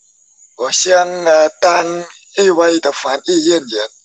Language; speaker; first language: Chinese; non-native, learner; Khmer